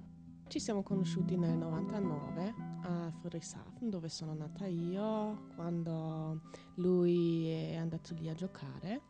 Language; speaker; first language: Italian; non-native, learner; German